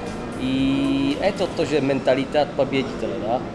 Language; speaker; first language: Russian; non-native, learner; Czech